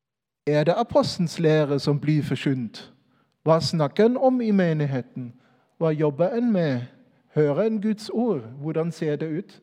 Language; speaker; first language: Norwegian; non-native, fluent; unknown